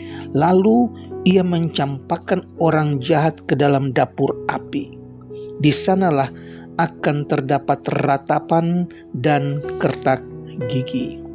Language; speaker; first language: Indonesian; native; Indonesian